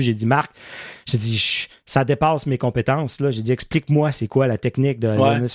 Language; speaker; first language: French; native; French